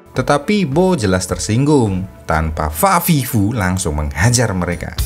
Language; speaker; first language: Indonesian; native; Indonesian